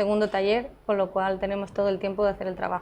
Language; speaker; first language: Spanish; native; Spanish